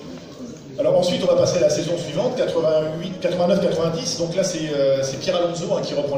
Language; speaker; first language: French; native; French